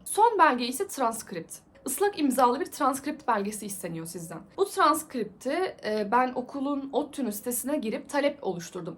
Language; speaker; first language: Turkish; native; Turkish